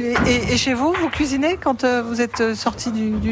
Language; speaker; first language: French; native; French